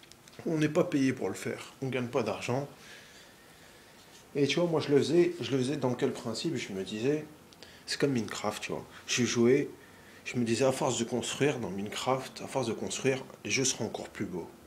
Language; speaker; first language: French; native; French